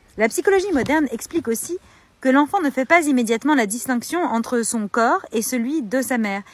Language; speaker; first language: French; native; French